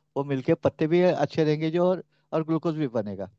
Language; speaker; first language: Hindi; non-native, local second language; Marathi